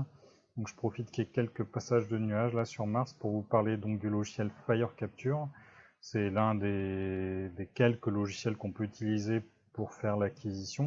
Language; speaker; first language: French; native; French